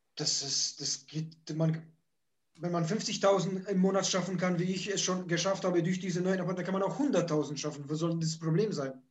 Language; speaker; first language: German; early bilingual, other home language; Polish